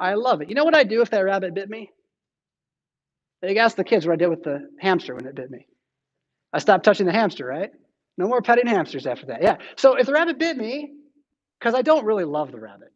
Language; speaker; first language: English; native; English